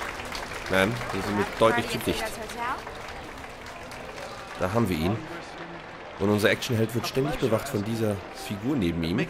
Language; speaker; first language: German; native; German